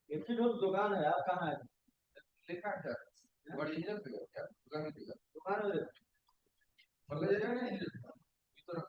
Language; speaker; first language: Hindi; non-native, local second language; Bangla